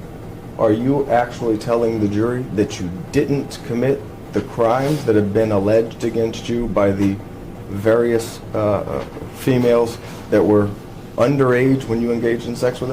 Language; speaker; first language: English; native; English